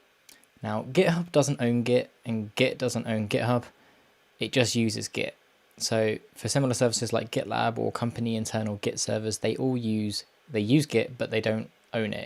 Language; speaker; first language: English; native; English